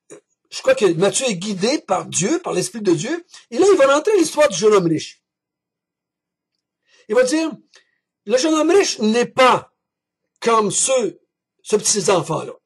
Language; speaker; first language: French; native; French